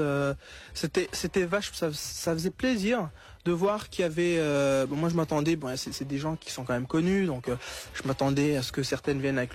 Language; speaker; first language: French; non-native, local second language; Kinyarwanda